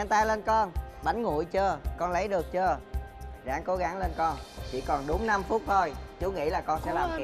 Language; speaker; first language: Vietnamese; native; Vietnamese